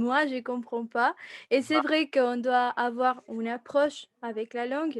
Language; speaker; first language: French; non-native, fluent; Spanish